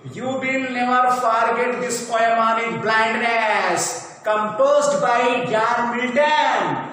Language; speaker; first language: English; non-native, local second language; Hindi